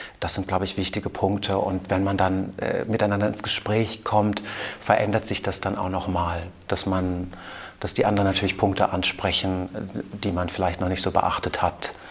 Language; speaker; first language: German; native; German